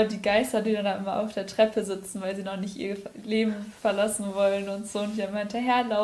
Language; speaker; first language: German; native; German